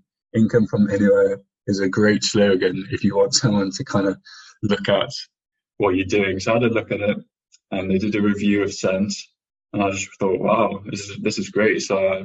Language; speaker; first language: English; native; English